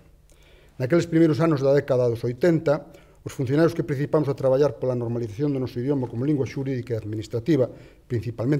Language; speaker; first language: Galician; native; Galician